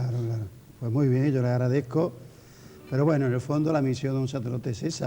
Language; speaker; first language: Spanish; native; Spanish